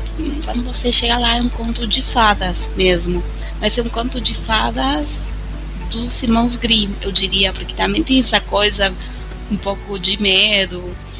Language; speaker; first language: Portuguese; non-native, fluent; Spanish